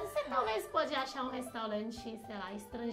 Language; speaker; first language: Portuguese; non-native, learner; Chinese